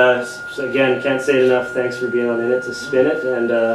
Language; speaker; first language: English; native; English